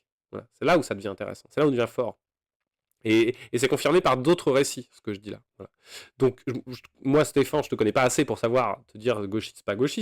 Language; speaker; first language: French; native; French